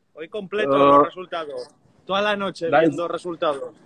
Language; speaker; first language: Spanish; non-native, learner; Slovak